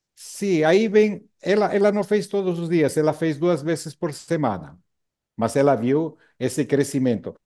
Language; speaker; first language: Portuguese; non-native, fluent; Spanish